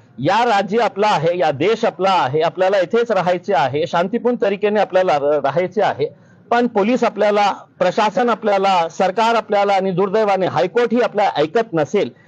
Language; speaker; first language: Marathi; non-native, local second language; Urdu